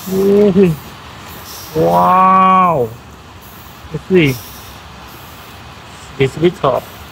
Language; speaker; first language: English; non-native, learner; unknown